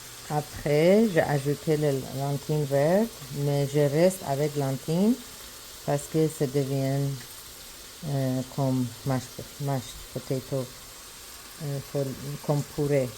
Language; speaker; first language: French; non-native, learner; Persian